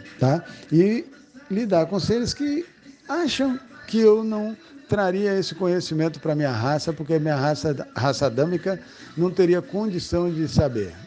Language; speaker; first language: Portuguese; native; Portuguese